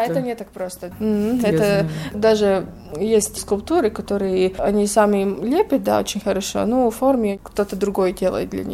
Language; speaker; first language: Russian; non-native, local second language; Latvian